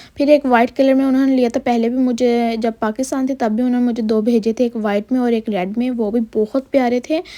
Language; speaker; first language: Urdu; non-native, local second language; Punjabi